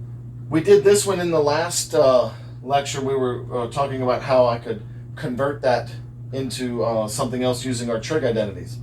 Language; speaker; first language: English; native; English